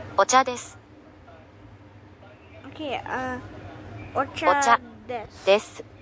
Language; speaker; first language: Japanese; non-native, learner; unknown